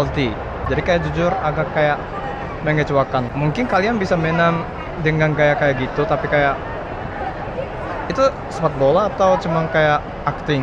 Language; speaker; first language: Indonesian; non-native, fluent; Japanese